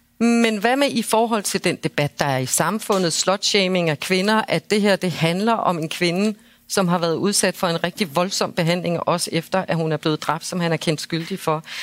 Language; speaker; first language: Danish; native; Danish